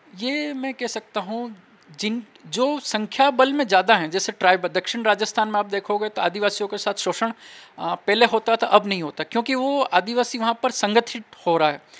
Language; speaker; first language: Hindi; native; Hindi